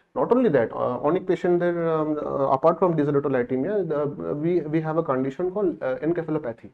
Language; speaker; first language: English; non-native, local second language; Bangla